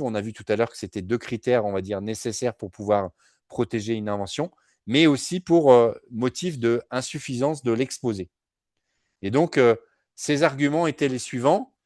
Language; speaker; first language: French; native; French